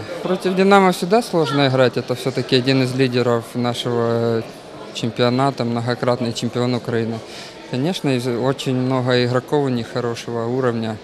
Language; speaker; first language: Russian; native; Russian